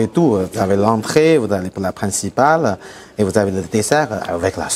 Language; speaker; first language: French; non-native, learner; Chinese